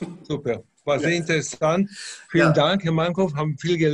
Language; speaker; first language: German; non-native, fluent; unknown